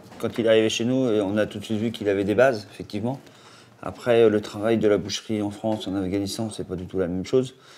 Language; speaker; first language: French; native; French